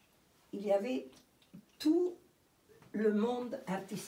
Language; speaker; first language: French; non-native, fluent; Italian